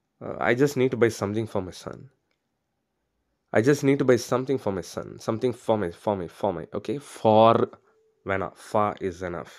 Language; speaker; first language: English; non-native, local second language; Tamil